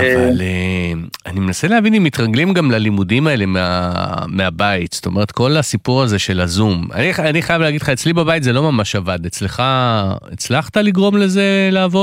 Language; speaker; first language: Hebrew; native; Hebrew